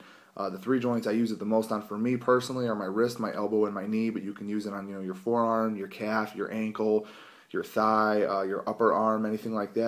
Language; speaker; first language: English; native; English